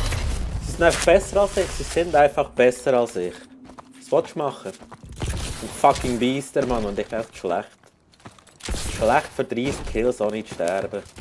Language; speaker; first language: German; native; German